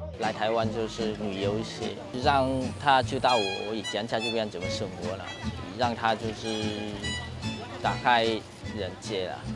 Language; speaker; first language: Chinese; non-native, fluent; Vietnamese